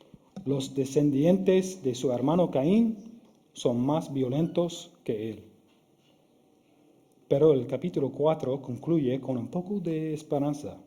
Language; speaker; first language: Spanish; non-native, fluent; English